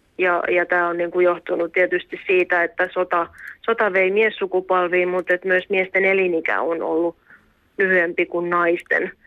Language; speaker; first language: Finnish; native; Finnish